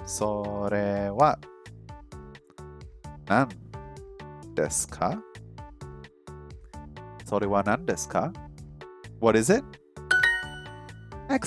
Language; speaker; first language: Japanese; non-native, learner; English